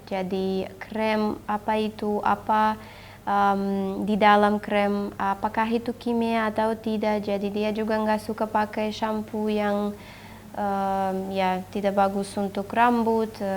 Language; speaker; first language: Indonesian; non-native, fluent; Russian